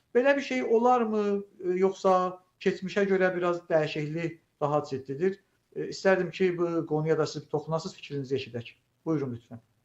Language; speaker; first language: Azerbaijani; native; Azerbaijani